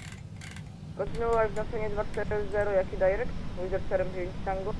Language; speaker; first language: Polish; native; Polish